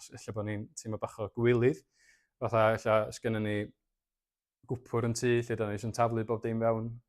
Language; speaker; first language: Welsh; native; Welsh